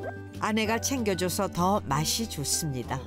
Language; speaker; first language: Korean; native; Korean